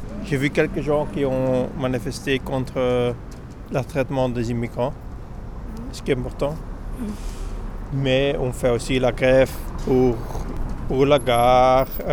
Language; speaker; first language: French; non-native, local second language; Dutch